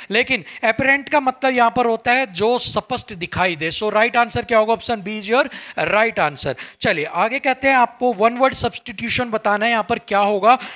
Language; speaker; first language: Hindi; native; Hindi